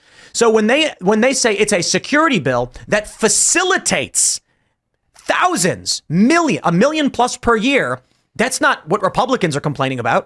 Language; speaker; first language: English; native; English